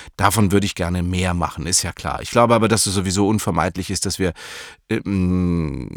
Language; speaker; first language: German; native; German